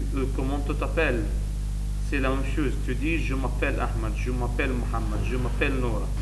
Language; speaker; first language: French; non-native, learner; Arabic